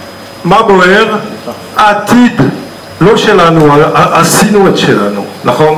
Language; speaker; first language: Hebrew; non-native, fluent; French